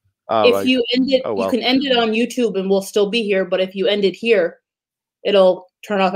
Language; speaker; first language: English; native; English